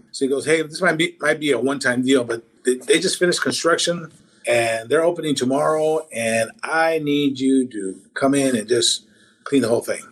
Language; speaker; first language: English; native; English